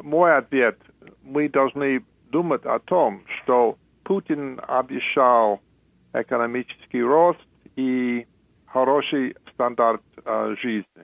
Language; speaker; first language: Russian; non-native, fluent; English